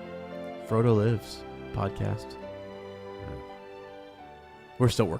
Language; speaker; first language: English; native; English